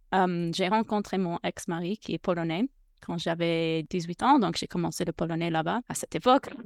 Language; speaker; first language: French; non-native, fluent; English